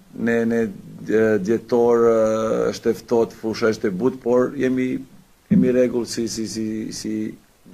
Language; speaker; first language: Albanian; non-native, learner; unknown